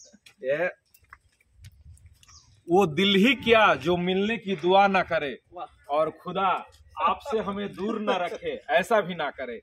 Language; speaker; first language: Hindi; native; Hindi